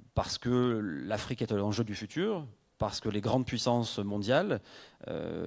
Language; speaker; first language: French; native; French